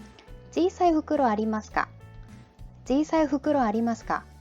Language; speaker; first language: Japanese; non-native, fluent; Korean